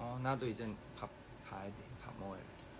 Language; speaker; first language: Korean; non-native, fluent; Thai